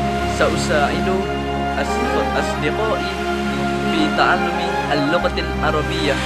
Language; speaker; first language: Arabic; non-native, learner; Malay